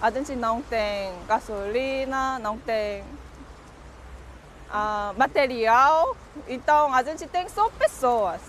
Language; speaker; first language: Portuguese; non-native, learner; Korean